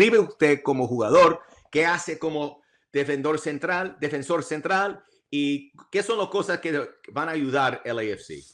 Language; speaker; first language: Spanish; early bilingual, heritage; English